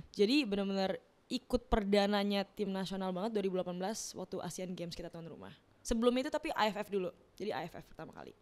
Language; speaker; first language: Indonesian; native; Indonesian